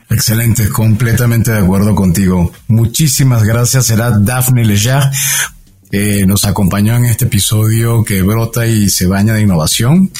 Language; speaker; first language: Spanish; native; Spanish